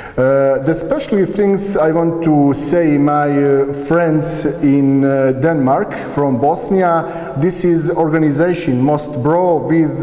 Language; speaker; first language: English; non-native, learner; Bosnian